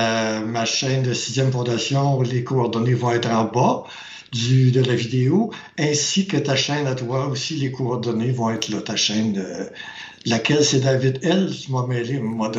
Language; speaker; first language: French; native; French